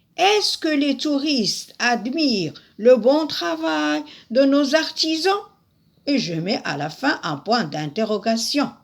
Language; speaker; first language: French; non-native, local second language; Arabic